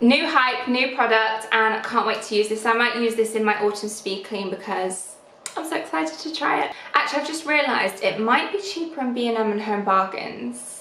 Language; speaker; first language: English; native; English